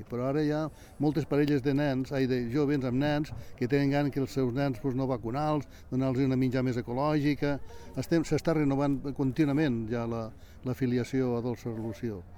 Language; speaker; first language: Catalan; native; Catalan